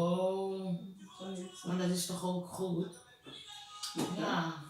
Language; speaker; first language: Dutch; non-native, fluent; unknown